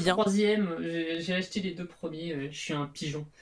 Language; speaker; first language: French; native; French